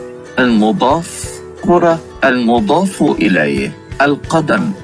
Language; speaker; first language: Arabic; non-native, learner; Indonesian